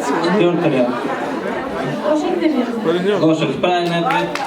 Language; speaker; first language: Russian; non-native, fluent; Turkmen